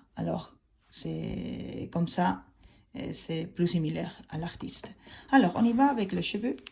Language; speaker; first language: French; non-native, fluent; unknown